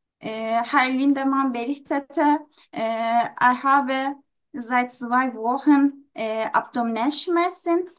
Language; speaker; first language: German; non-native, learner; Turkish